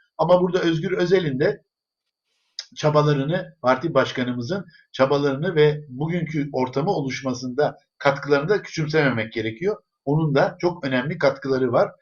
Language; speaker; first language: Turkish; early bilingual, other home language; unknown